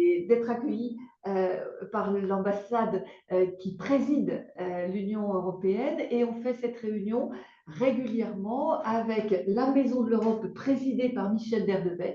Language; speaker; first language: French; native; French